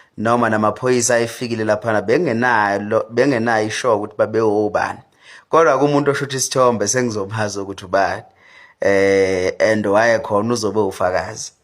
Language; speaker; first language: Zulu; native; Zulu